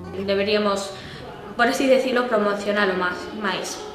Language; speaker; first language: Galician; non-native, local second language; Spanish